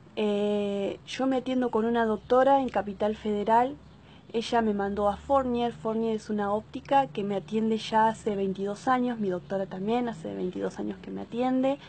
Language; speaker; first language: Spanish; native; Spanish